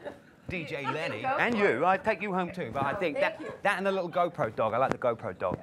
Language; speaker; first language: English; native; English